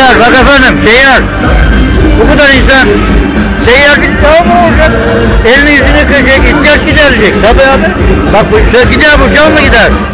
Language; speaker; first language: Turkish; native; Turkish